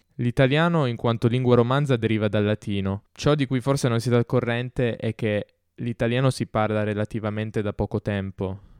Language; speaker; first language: Italian; native; Italian